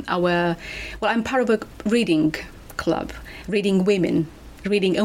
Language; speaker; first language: English; non-native, fluent; Romanian